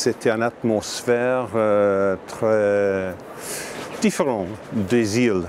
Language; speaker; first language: French; non-native, learner; English